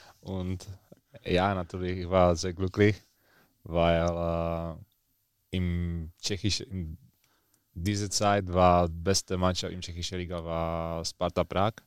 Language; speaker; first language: German; non-native, learner; Czech